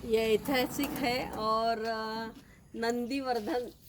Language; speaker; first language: Hindi; non-native, local second language; Marathi